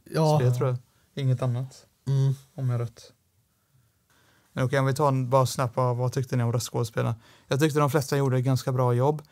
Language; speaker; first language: Swedish; native; Swedish